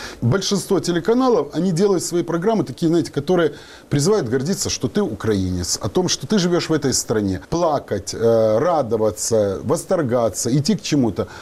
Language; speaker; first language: Russian; non-native, local second language; Ukrainian